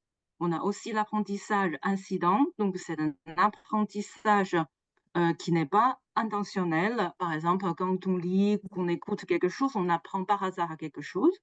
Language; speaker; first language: French; non-native, fluent; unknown